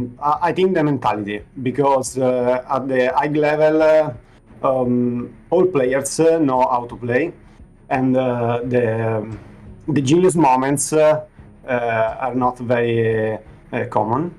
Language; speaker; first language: English; non-native, fluent; Italian